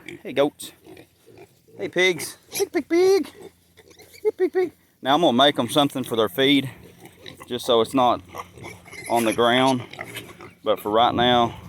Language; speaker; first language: English; native; English